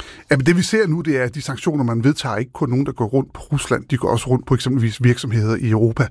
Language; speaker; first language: Danish; native; Danish